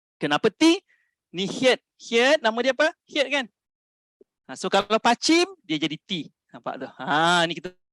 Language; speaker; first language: Malay; native; Malay